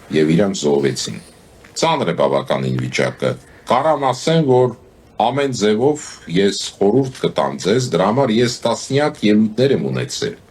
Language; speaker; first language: Armenian; native; Armenian